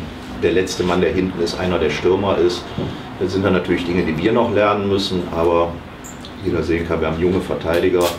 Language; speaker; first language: German; native; German